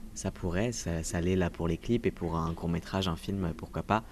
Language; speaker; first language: French; native; French